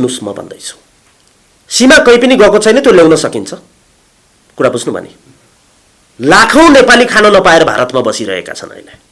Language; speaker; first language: Nepali; native; Nepali